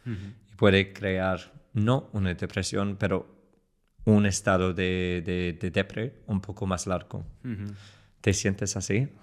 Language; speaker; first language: Spanish; non-native, fluent; English